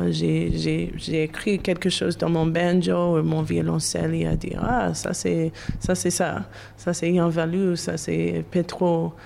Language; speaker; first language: French; non-native, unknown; English